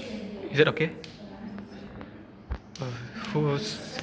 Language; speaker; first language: English; non-native, learner; Indonesian